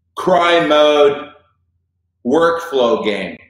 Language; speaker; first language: English; native; English